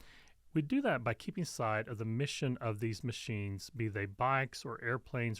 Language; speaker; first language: English; native; English